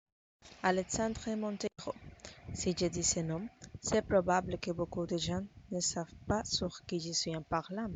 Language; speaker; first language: French; non-native, learner; Spanish